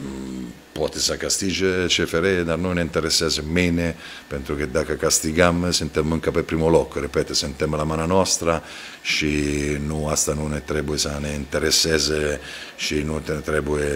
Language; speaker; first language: Romanian; non-native, fluent; Italian